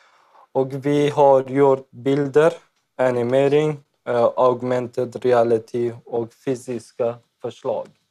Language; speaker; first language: Swedish; non-native, learner; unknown